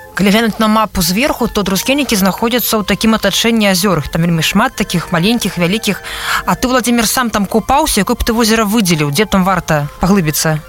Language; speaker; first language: Belarusian; native; Belarusian